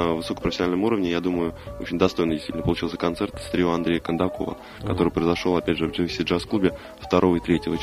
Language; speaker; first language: Russian; native; Russian